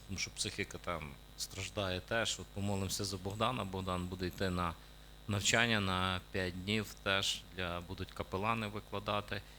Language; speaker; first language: Ukrainian; native; Ukrainian